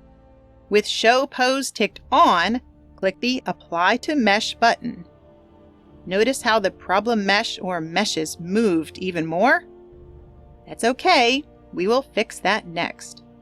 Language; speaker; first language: English; native; English